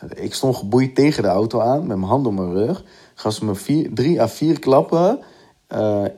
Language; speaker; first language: Dutch; native; Dutch